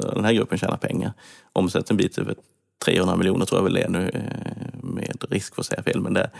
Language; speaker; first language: Swedish; native; Swedish